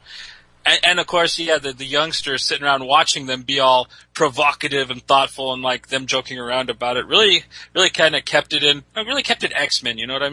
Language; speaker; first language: English; native; English